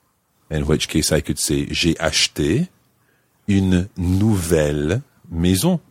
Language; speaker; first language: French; non-native, fluent; English